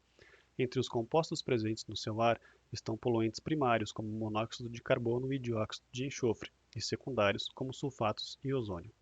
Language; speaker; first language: Portuguese; native; Portuguese